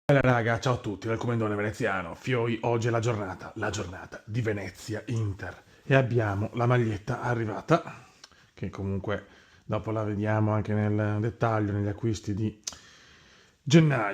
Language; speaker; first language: Italian; native; Italian